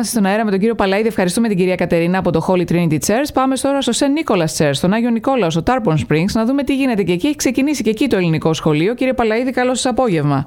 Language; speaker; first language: Greek; native; Greek